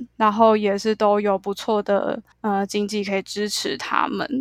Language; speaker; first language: Chinese; native; Chinese